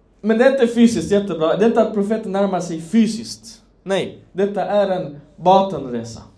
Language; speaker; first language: Swedish; non-native, fluent; Persian